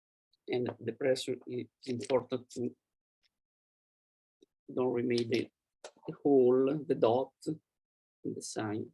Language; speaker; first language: English; non-native, learner; Italian